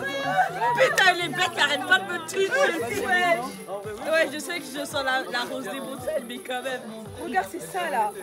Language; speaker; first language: French; native; French